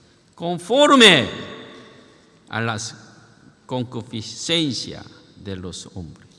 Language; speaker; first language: Spanish; non-native, learner; Korean